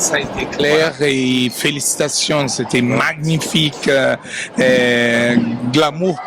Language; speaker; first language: French; non-native, learner; Portuguese